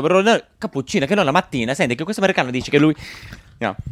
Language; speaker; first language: Italian; non-native, fluent; English